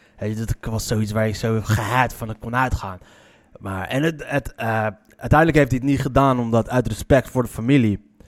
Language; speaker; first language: Dutch; early bilingual, other home language; Arabic